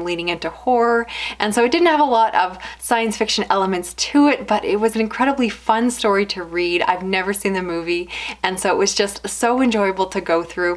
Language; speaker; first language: English; native; English